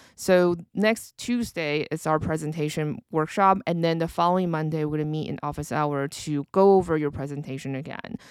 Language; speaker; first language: English; early bilingual, other home language; Chinese